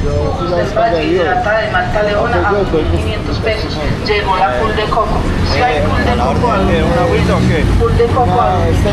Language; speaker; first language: Spanish; native; Spanish